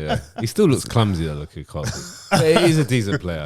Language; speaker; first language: English; native; English